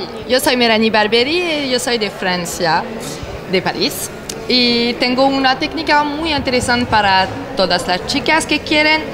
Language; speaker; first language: Spanish; non-native, learner; French